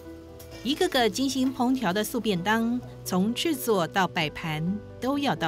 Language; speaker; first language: Chinese; native; Chinese